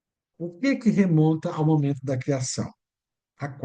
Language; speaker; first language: Portuguese; native; Portuguese